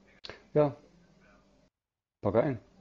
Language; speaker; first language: German; native; German